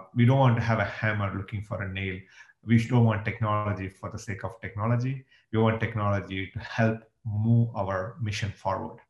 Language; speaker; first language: English; non-native, local second language; Tamil